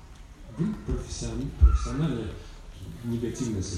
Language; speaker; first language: Russian; native; Russian